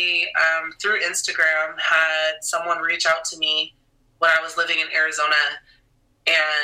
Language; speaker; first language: English; native; English